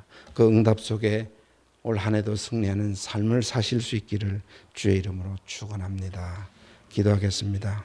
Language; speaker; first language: Korean; native; Korean